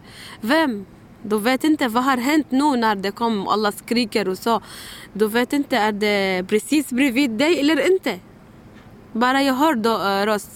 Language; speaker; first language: Swedish; non-native, learner; Arabic